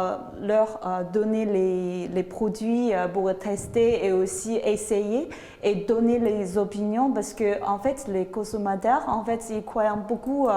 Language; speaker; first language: French; non-native, fluent; Chinese